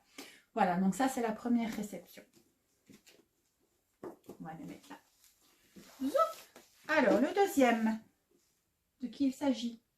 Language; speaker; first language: French; native; French